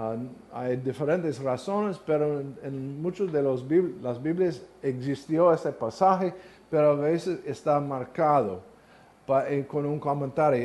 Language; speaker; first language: Spanish; non-native, learner; English